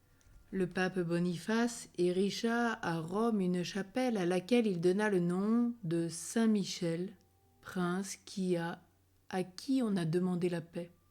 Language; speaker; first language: French; native; French